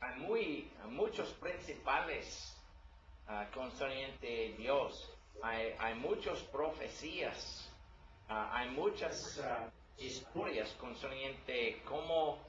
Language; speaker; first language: Spanish; non-native, learner; English